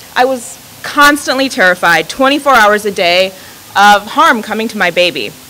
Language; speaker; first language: English; native; English